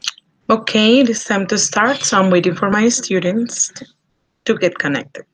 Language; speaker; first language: English; non-native, fluent; Spanish